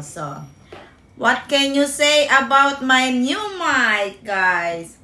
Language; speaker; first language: English; non-native, local second language; Filipino